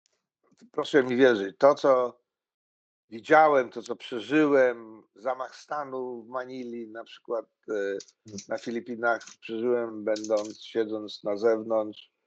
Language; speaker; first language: Polish; native; Polish